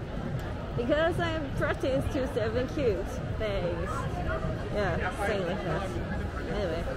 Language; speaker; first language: English; non-native, fluent; Korean